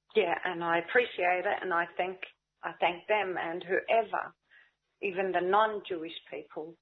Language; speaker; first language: English; native; English